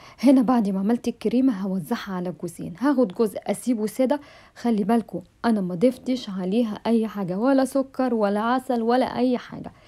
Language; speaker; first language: Arabic; native; Arabic